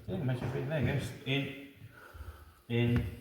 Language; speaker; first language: English; native; English